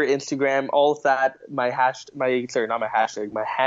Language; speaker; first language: English; native; English